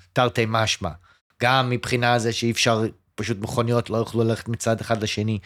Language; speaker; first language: Hebrew; early bilingual, other home language; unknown